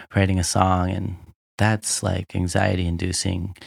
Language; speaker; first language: English; native; English